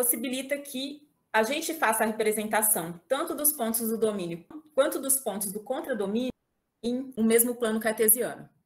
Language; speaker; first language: Portuguese; native; Portuguese